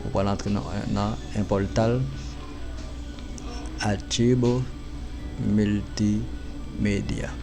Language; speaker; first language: French; non-native, learner; Haitian Creole